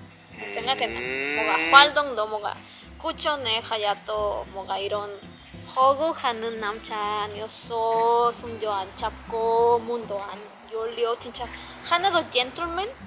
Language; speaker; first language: Korean; non-native, learner; Spanish